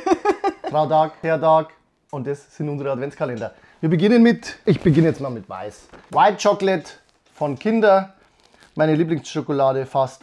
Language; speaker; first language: German; native; German